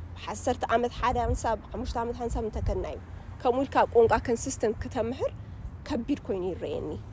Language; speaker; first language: Tigrinya; early bilingual, heritage; Tigrinya